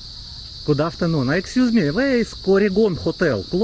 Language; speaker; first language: English; non-native, learner; Russian